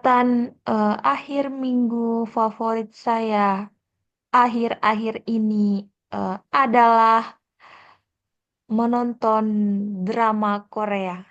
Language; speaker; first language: Indonesian; non-native, learner; Korean